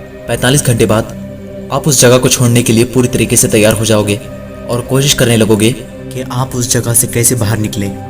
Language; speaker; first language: Hindi; native; Hindi